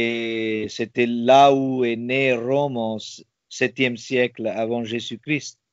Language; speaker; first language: French; non-native, fluent; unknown